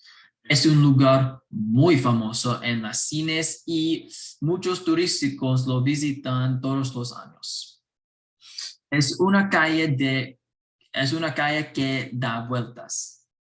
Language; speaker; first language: Spanish; non-native, learner; English